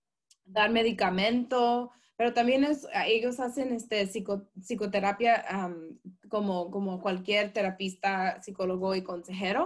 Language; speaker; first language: Spanish; early bilingual, heritage; Spanish